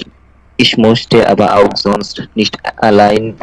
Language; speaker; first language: German; non-native, learner; Bangla